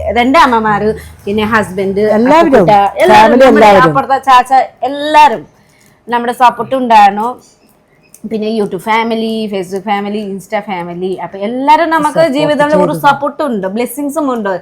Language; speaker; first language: Malayalam; non-native, learner; Nepali